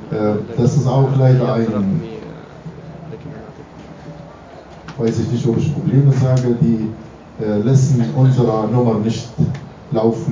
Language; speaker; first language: German; non-native, fluent; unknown